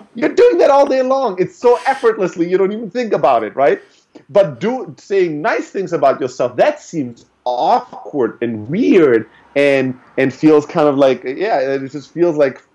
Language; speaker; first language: English; early bilingual, other home language; German